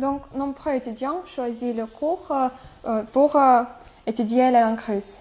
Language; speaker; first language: French; non-native, fluent; Russian